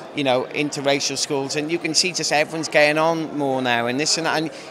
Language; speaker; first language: English; native; English